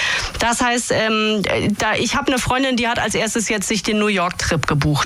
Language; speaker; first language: German; native; German